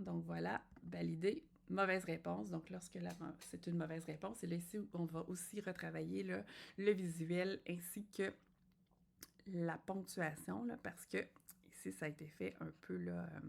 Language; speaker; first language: French; native; French